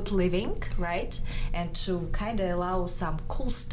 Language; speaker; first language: English; non-native, fluent; Kazakh